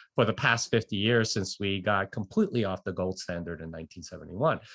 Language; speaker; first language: English; native; English